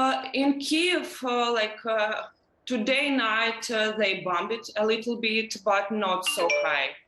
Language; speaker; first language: English; non-native, learner; Ukrainian